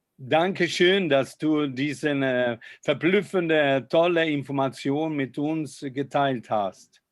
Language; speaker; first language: German; non-native, fluent; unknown